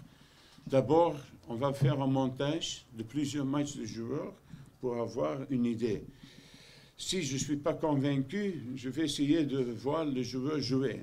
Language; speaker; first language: French; non-native, learner; Dutch